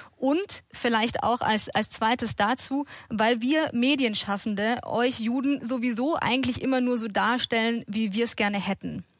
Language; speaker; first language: German; native; German